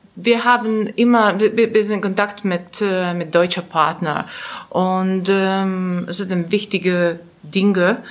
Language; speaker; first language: German; non-native, learner; Latvian